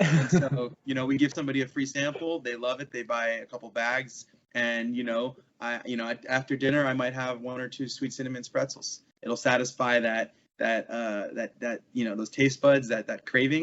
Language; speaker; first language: English; native; English